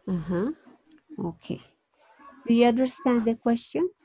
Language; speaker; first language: English; non-native, fluent; Spanish